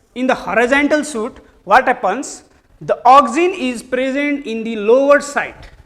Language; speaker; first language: English; non-native, local second language; Nepali